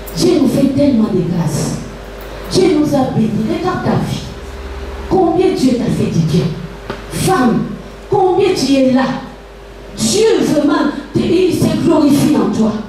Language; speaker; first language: French; non-native, local second language; Lingala